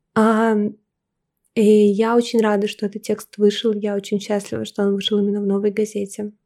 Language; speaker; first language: Russian; native; Russian